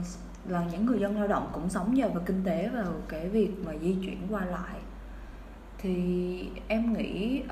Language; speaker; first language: Vietnamese; native; Vietnamese